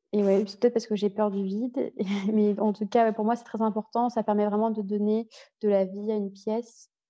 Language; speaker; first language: French; native; French